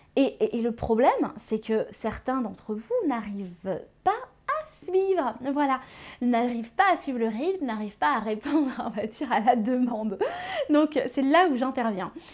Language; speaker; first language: French; native; French